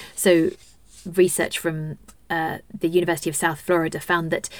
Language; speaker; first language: English; native; English